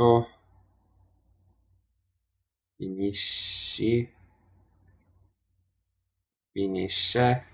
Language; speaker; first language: Italian; non-native, learner; English